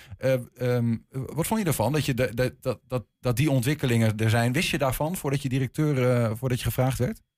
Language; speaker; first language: Dutch; native; Dutch